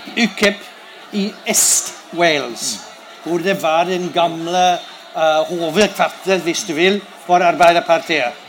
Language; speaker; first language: Norwegian; non-native, learner; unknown